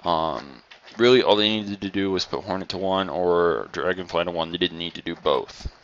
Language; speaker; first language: English; native; English